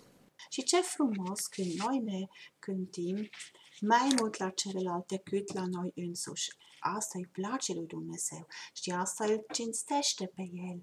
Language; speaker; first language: Romanian; non-native, fluent; German